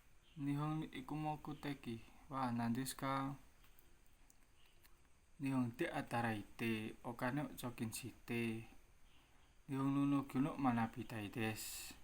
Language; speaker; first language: Japanese; non-native, learner; Indonesian